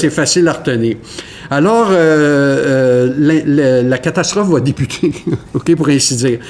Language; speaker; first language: French; native; French